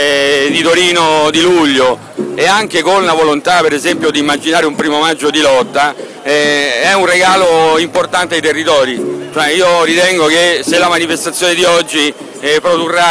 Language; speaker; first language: Italian; native; Italian